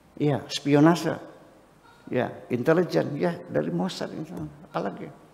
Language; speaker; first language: Indonesian; non-native, local second language; Javanese